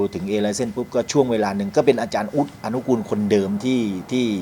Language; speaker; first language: Thai; native; Thai